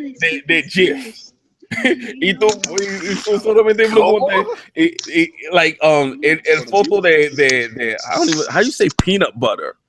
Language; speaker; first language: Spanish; non-native, learner; English